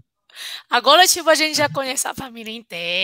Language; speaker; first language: Portuguese; non-native, fluent; Chinese